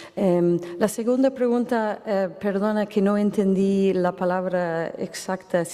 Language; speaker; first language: Spanish; non-native, fluent; English